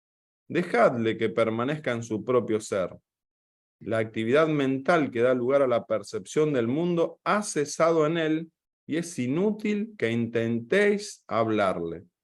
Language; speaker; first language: Spanish; native; Spanish